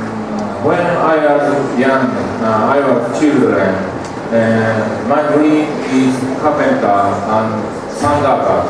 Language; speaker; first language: English; non-native, learner; Japanese